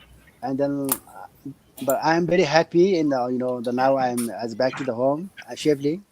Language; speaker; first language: English; non-native, learner; Nepali